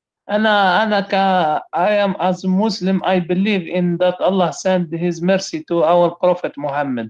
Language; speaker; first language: English; non-native, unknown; Arabic